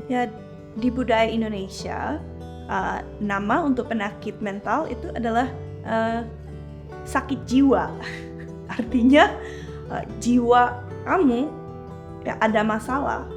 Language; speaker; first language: Indonesian; early bilingual, heritage; English